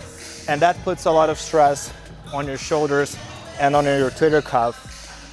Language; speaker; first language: English; non-native, fluent; Portuguese